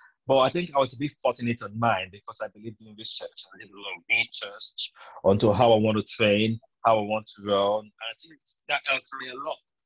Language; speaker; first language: English; non-native, local second language; Yoruba